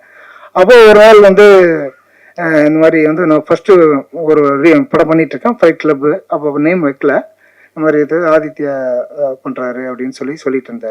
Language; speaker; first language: Tamil; native; Tamil